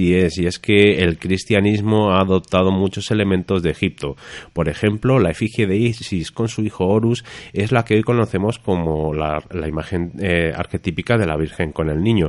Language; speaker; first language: Spanish; native; Spanish